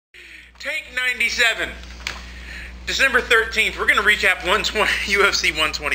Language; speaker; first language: English; native; English